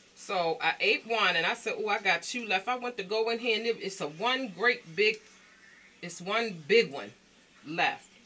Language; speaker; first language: English; native; English